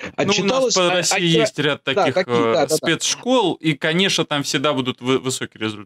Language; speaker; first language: Russian; native; Russian